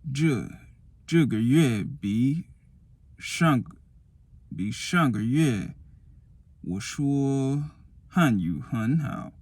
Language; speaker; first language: Chinese; non-native, learner; English